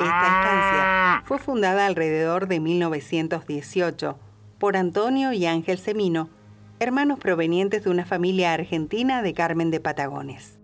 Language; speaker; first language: Spanish; native; Spanish